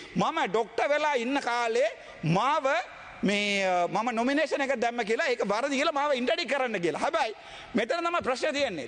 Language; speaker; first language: Sinhala; non-native, local second language; Tamil